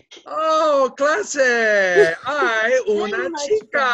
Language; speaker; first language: Spanish; non-native, fluent; English